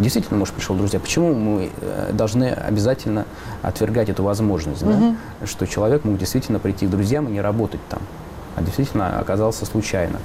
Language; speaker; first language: Russian; native; Russian